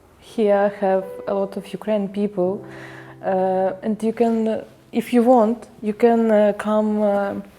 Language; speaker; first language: English; non-native, learner; Ukrainian